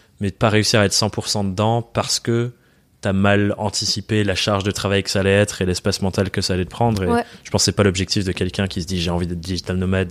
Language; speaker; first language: French; native; French